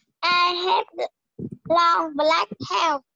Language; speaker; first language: English; non-native, learner; Vietnamese